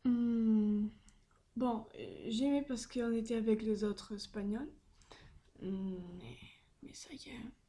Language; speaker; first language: French; non-native, learner; Spanish